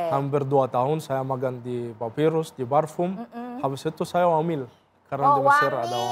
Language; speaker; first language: Indonesian; non-native, fluent; Arabic